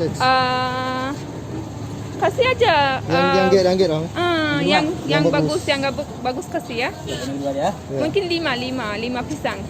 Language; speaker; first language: Indonesian; non-native, learner; Turkish